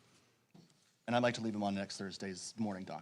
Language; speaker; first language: English; native; English